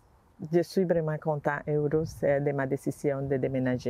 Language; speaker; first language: French; non-native, learner; Spanish